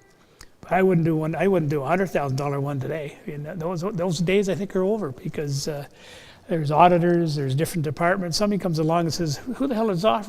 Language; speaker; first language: English; native; English